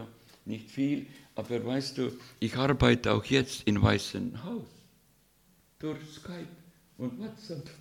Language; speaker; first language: German; non-native, fluent; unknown